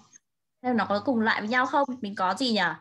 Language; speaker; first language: Vietnamese; native; Vietnamese